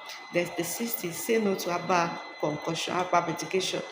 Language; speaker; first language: English; non-native, local second language; Yoruba